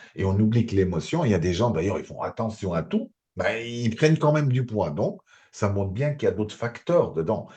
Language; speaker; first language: French; native; French